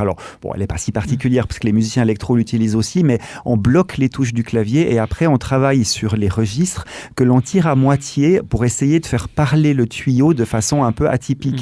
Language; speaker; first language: French; native; French